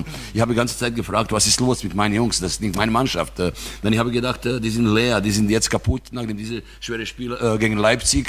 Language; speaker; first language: German; non-native, fluent; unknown